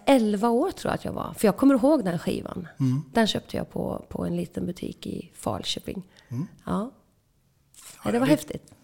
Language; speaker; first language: Swedish; native; Swedish